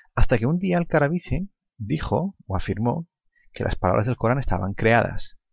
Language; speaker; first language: Spanish; non-native, fluent; Arabic